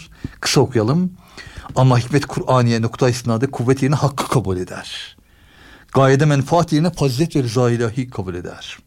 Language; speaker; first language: Turkish; native; Turkish